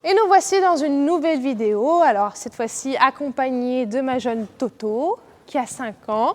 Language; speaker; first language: French; native; French